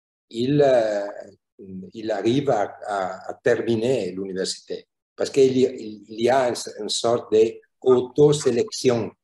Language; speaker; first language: French; non-native, fluent; Italian